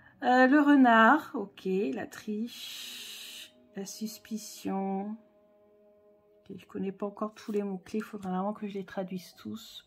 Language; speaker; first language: French; native; French